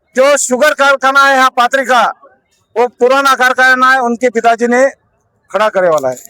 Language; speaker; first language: Hindi; non-native, local second language; Marathi